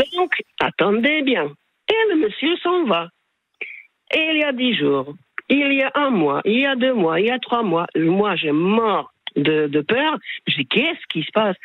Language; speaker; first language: French; non-native, fluent; Slovak